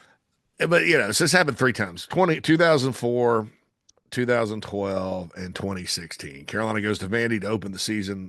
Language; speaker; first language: English; native; English